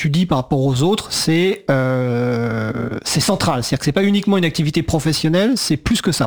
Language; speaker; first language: French; native; French